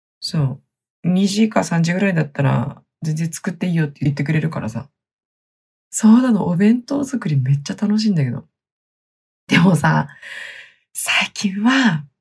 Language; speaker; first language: Japanese; native; Japanese